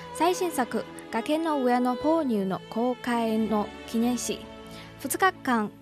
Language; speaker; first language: Japanese; non-native, learner; Chinese